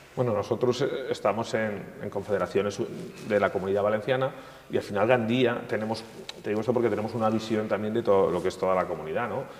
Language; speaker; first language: Spanish; native; Spanish